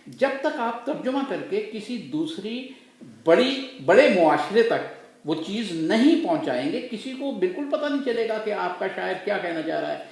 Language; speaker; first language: Urdu; native; Urdu